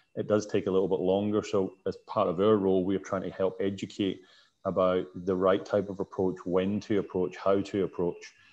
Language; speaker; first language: English; native; English